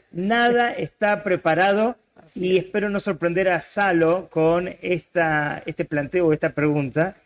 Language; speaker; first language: Spanish; native; Spanish